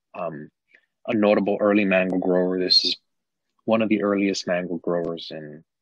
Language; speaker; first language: English; native; English